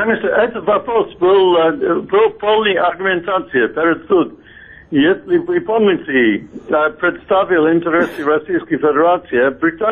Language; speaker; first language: Russian; non-native, fluent; English